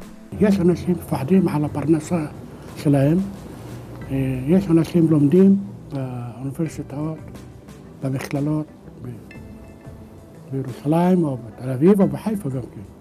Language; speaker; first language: Hebrew; non-native, local second language; Arabic